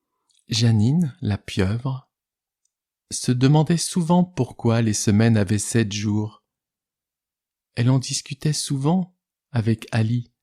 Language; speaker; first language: French; native; French